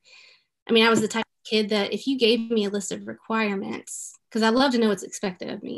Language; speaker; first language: English; native; English